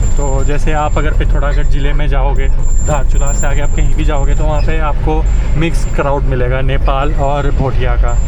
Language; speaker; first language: Hindi; non-native, local second language; Kannada